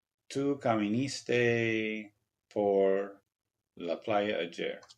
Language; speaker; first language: Spanish; non-native, learner; English